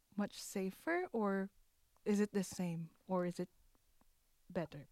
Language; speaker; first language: English; non-native, local second language; Filipino